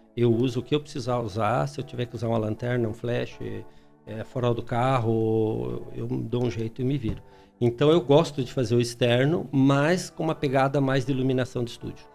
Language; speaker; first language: Portuguese; early bilingual, other home language; Spanish